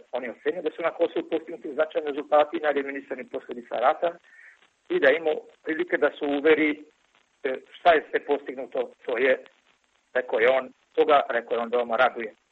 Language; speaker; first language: Serbian; non-native, local second language; Albanian